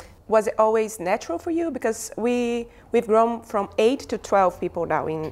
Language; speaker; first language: English; non-native, fluent; Portuguese